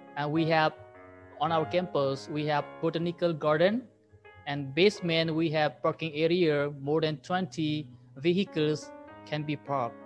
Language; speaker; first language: English; non-native, fluent; Burmese